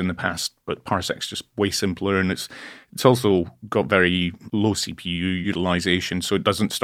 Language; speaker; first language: English; native; English